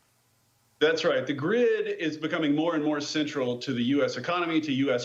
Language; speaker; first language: English; native; English